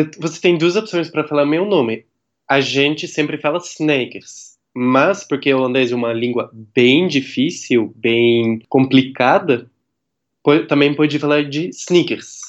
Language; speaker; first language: Portuguese; non-native, fluent; Dutch